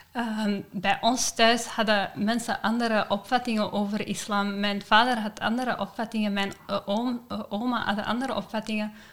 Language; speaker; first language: Dutch; non-native, fluent; Persian